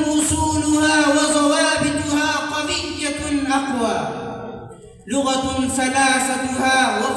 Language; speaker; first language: Arabic; non-native, learner; Urdu